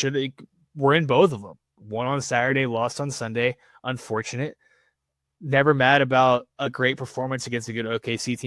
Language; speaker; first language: English; native; English